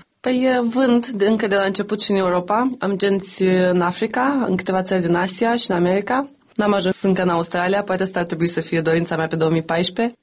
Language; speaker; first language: Romanian; native; Romanian